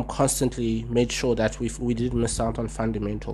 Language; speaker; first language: English; non-native, local second language; Xhosa